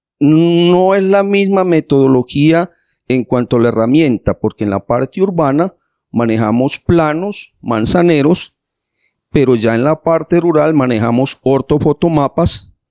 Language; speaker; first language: Spanish; native; Spanish